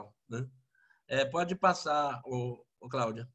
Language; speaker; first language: Portuguese; native; Portuguese